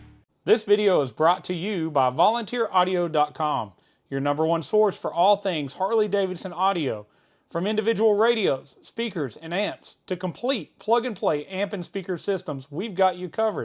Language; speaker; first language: English; native; English